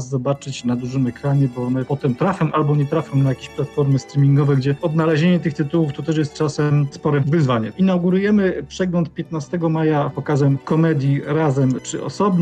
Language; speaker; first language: Polish; native; Polish